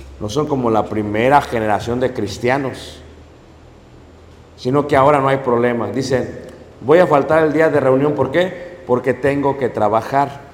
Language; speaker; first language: Spanish; native; Spanish